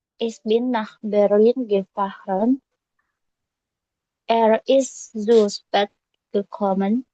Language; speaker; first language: German; non-native, learner; Indonesian